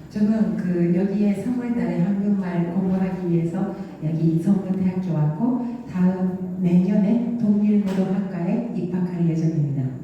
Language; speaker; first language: Korean; non-native, learner; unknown